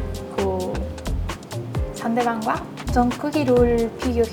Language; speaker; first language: Korean; non-native, learner; Spanish